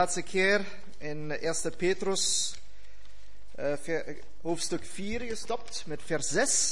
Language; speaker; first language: Dutch; non-native, fluent; German